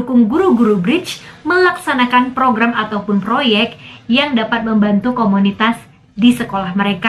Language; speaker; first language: Indonesian; native; Indonesian